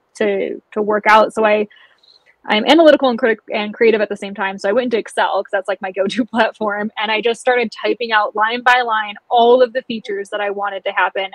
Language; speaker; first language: English; native; English